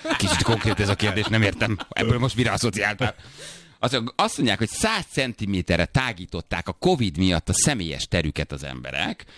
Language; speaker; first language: Hungarian; native; Hungarian